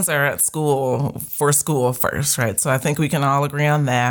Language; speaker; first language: English; native; English